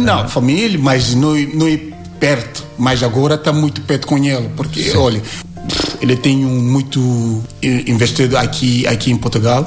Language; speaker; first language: Portuguese; non-native, learner; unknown